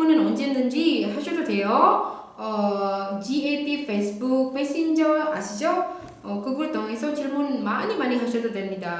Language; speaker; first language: Korean; non-native, fluent; Indonesian